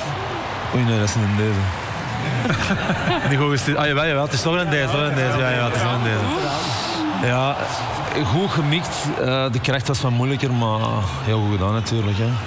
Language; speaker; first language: Dutch; native; Dutch